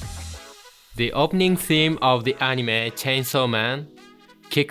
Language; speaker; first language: English; non-native, fluent; Japanese